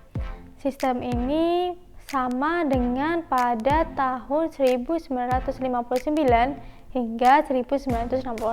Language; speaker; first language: Indonesian; native; Indonesian